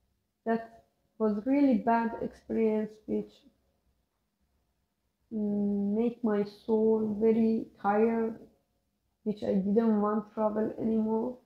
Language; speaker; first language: English; non-native, learner; Persian